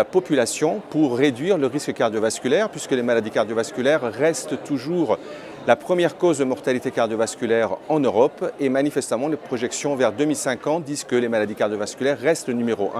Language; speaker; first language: French; native; French